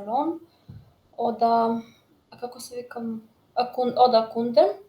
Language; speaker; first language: German; non-native, learner; Macedonian